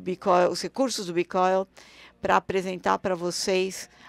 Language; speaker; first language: Portuguese; non-native, fluent; German